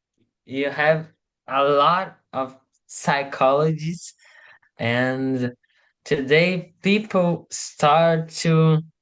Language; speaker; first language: English; non-native, learner; Portuguese